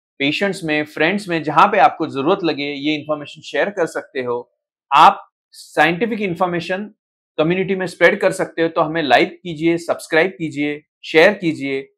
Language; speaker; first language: Hindi; non-native, local second language; Marathi